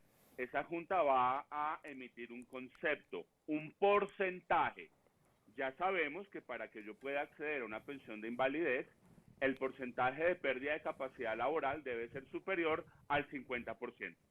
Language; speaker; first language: Spanish; native; Spanish